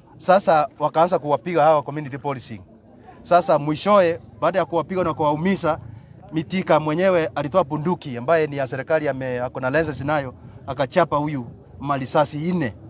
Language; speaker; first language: Swahili; non-native, local second language; Gusii